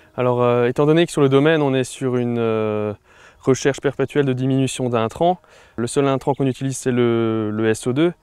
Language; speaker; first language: French; native; French